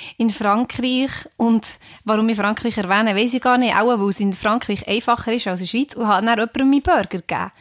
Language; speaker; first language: German; native; German